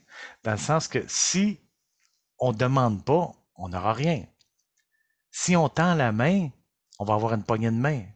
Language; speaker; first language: French; native; French